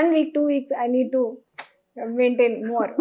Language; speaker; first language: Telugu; non-native, learner; Hindi